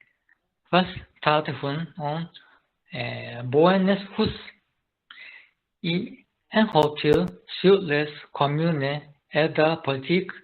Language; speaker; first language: Danish; non-native, learner; Japanese